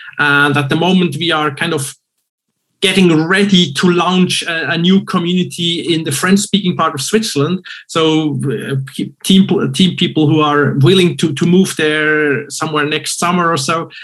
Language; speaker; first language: English; non-native, fluent; German